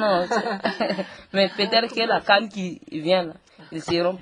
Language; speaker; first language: French; non-native, local second language; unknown